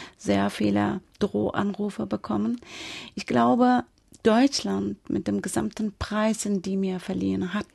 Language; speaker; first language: German; non-native, fluent; Persian